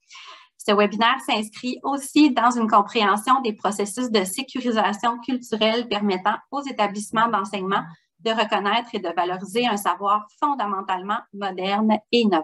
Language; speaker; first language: French; native; French